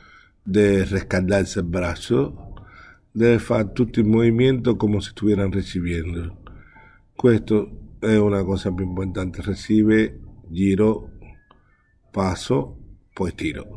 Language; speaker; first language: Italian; non-native, learner; Spanish